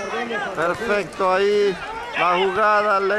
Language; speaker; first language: Spanish; native; Spanish